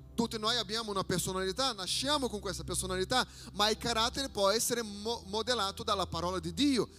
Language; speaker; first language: Italian; non-native, fluent; Portuguese